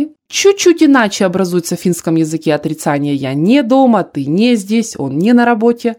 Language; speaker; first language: Russian; native; Russian